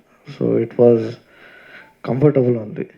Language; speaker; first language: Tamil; non-native, local second language; Kannada